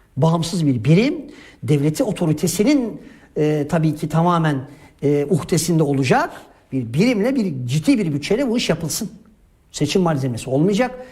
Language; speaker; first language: Turkish; native; Turkish